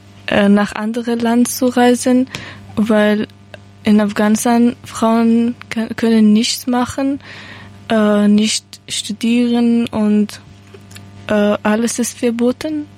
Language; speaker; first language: German; non-native, learner; Persian